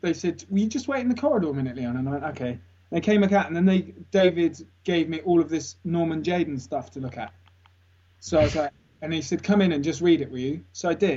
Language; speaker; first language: English; native; English